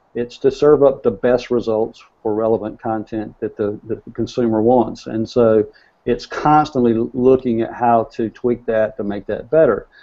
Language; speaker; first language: English; native; English